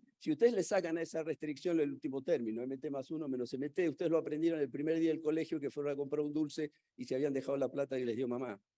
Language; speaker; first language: Spanish; native; Spanish